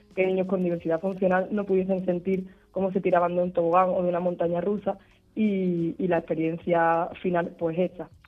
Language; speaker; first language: Spanish; native; Spanish